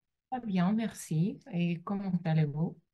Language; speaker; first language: French; non-native, learner; Russian